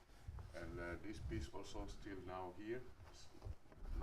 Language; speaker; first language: English; non-native, learner; Wolof